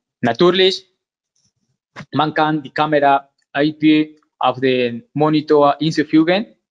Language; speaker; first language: German; non-native, learner; Spanish